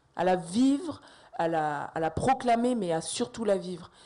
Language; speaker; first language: French; native; French